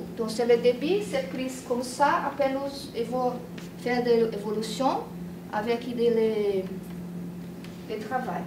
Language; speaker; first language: French; non-native, learner; Portuguese